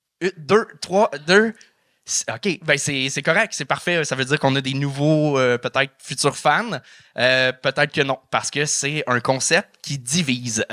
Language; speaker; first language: French; native; French